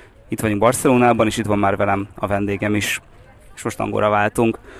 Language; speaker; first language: Hungarian; native; Hungarian